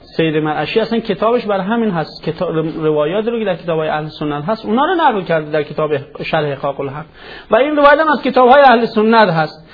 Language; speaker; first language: Persian; native; Persian